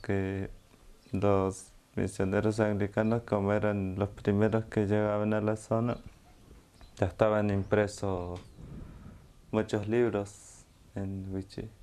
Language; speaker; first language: Spanish; non-native, local second language; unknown